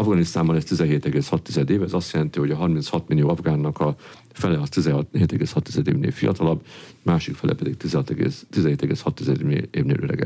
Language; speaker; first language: Hungarian; native; Hungarian